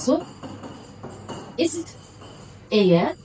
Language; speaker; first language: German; non-native, learner; Hindi